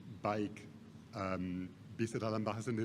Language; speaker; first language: Indonesian; non-native, fluent; English